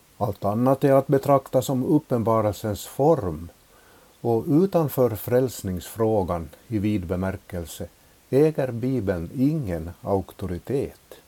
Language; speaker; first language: Swedish; native; Swedish